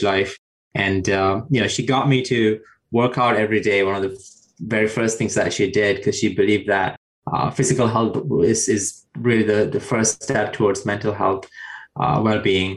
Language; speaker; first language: English; non-native, local second language; Sinhala